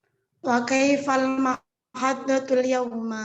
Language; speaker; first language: Arabic; non-native, learner; Indonesian